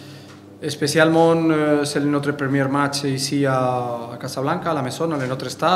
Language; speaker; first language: French; non-native, fluent; Spanish